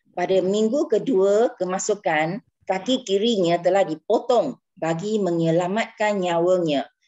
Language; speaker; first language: Malay; non-native, local second language; Chinese